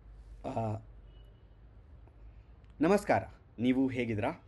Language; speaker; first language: Kannada; non-native, learner; Hindi